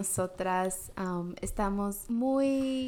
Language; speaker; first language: Spanish; early bilingual, heritage; Spanish